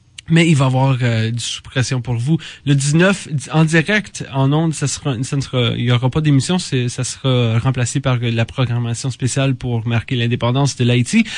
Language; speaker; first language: French; native; French